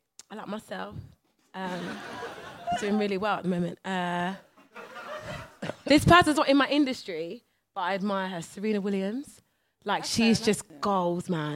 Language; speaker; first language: English; native; English